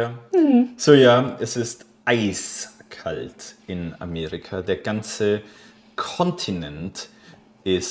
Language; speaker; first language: German; native; German